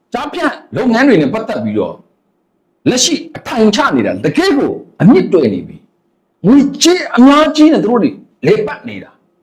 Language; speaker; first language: Burmese; native; Burmese